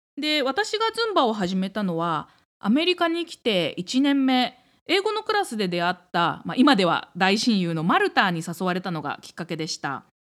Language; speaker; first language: Japanese; native; Japanese